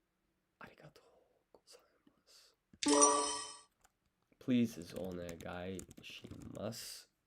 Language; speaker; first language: Japanese; non-native, learner; English